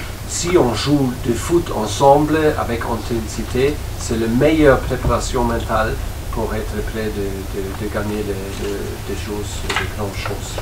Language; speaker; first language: French; non-native, fluent; German